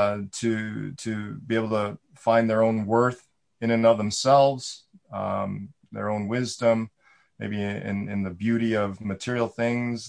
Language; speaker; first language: English; native; English